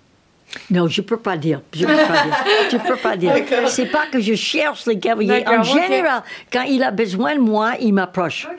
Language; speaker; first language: French; non-native, learner; English